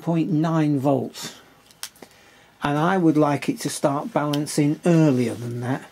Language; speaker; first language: English; native; English